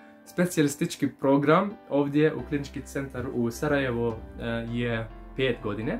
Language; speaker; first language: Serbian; non-native, learner; Arabic